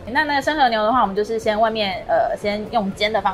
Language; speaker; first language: Chinese; native; Chinese